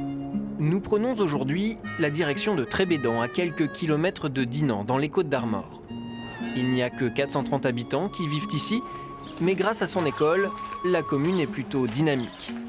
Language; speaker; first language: French; native; French